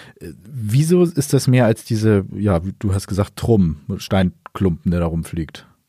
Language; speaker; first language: German; native; German